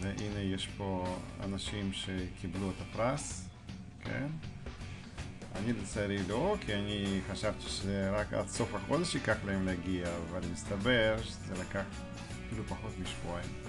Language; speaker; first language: Hebrew; non-native, fluent; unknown